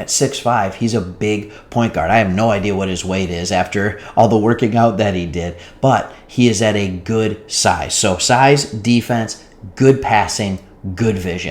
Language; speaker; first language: English; native; English